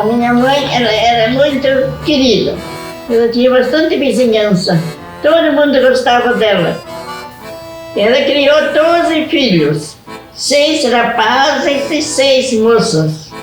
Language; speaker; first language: Portuguese; non-native, local second language; German